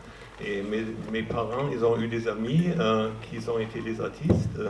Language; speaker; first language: French; non-native, fluent; German